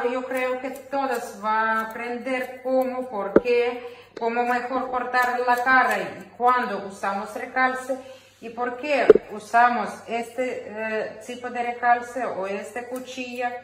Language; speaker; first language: Spanish; non-native, learner; Ukrainian